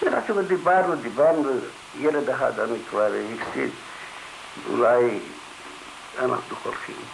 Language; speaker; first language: Hebrew; non-native, learner; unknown